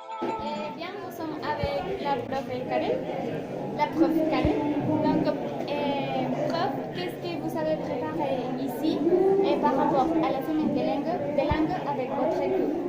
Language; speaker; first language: French; non-native, learner; Spanish